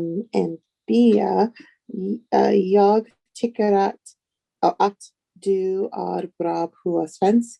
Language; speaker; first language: Swedish; non-native, learner; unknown